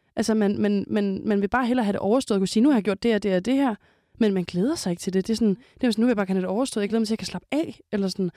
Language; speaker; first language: Danish; native; Danish